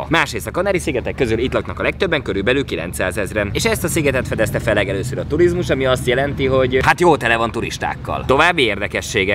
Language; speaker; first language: Hungarian; native; Hungarian